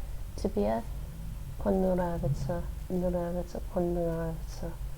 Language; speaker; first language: Russian; non-native, learner; English